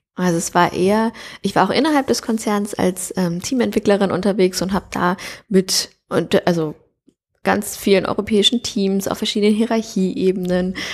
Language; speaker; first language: German; native; German